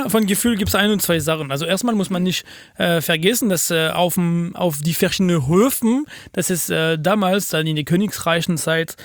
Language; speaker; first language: German; non-native, fluent; French